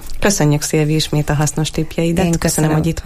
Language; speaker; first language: Hungarian; native; Hungarian